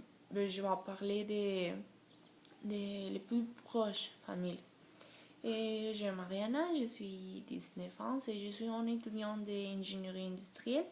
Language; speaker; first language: French; non-native, learner; Spanish